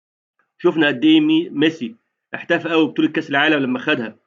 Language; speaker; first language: Arabic; native; Arabic